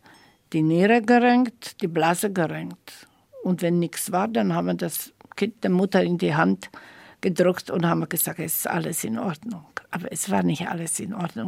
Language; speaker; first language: German; non-native, fluent; Slovak